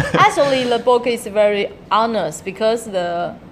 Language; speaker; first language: English; non-native, learner; Chinese